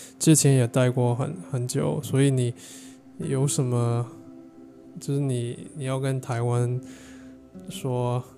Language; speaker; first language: Chinese; non-native, learner; English